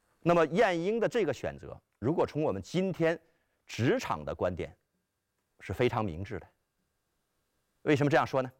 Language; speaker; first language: Chinese; native; Chinese